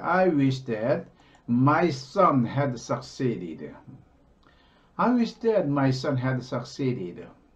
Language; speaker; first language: English; non-native, fluent; Korean